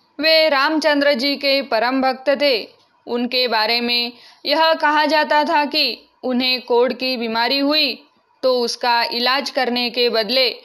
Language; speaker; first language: Hindi; non-native, local second language; Marathi